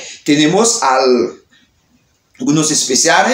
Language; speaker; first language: Spanish; non-native, learner; Haitian Creole